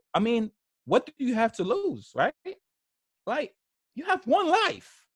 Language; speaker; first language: English; early bilingual, other home language; Haitian Creole